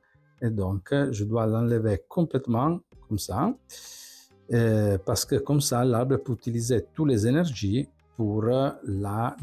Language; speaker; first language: French; non-native, fluent; Italian